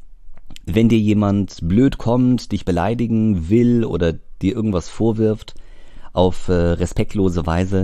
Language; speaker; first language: German; native; German